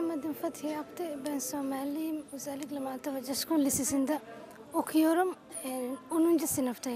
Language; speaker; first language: Turkish; non-native, learner; Somali